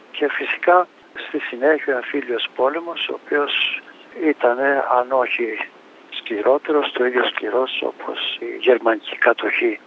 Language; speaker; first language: Greek; native; Greek